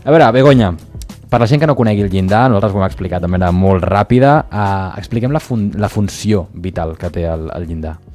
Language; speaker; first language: Catalan; native; Catalan